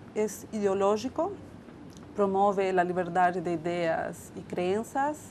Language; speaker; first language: Portuguese; non-native, fluent; Spanish